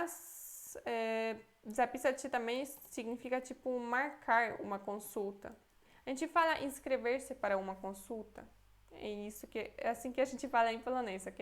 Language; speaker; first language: Portuguese; non-native, fluent; Polish